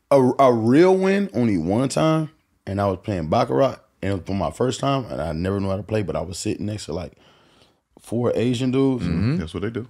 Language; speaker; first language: English; native; English